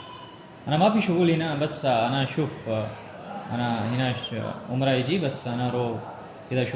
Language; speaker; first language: Arabic; non-native, learner; Hindi